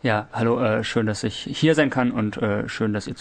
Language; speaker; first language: German; native; German